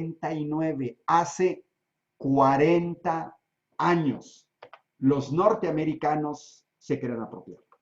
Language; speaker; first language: Spanish; native; Spanish